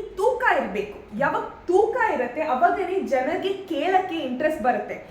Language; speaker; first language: Kannada; non-native, learner; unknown